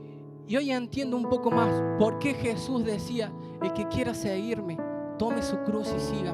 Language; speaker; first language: Spanish; native; Spanish